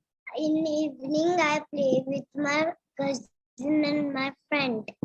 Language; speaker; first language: English; non-native, learner; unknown